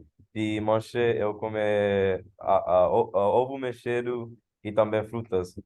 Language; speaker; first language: Portuguese; non-native, learner; English